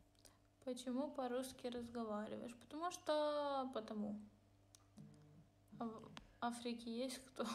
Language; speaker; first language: Russian; non-native, local second language; Ukrainian